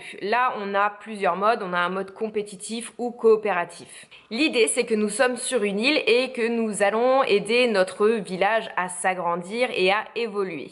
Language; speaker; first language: French; native; French